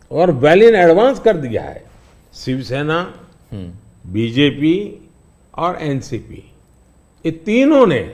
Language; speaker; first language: Hindi; non-native, local second language; Gujarati